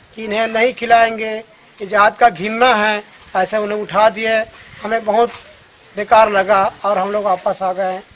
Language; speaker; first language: Hindi; native; Hindi